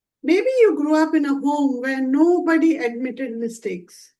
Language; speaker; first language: English; non-native, local second language; Hindi